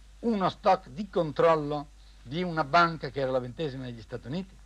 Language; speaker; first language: Italian; native; Italian